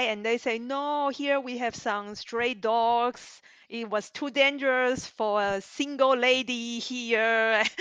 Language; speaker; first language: English; non-native, learner; Chinese